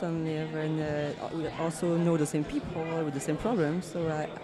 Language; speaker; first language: English; non-native, fluent; French